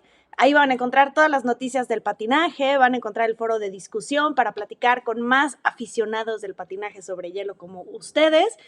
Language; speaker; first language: Spanish; native; Spanish